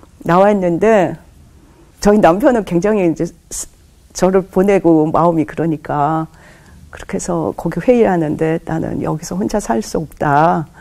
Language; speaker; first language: Korean; native; Korean